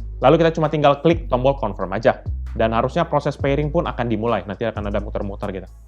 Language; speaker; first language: Indonesian; native; Indonesian